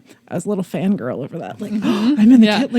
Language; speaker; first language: English; native; English